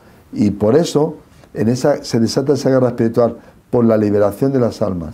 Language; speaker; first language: Spanish; native; Spanish